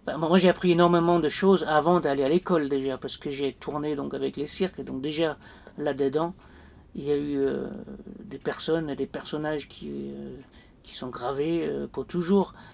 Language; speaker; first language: French; non-native, fluent; Danish